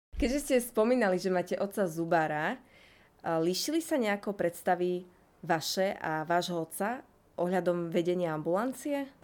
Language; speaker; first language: Slovak; native; Slovak